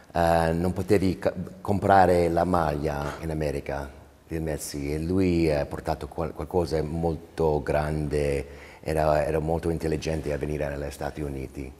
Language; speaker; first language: Italian; early bilingual, heritage; English